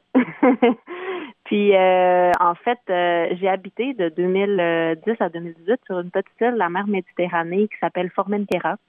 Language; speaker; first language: French; native; French